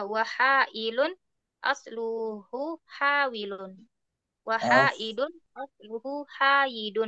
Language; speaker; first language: Arabic; non-native, learner; Indonesian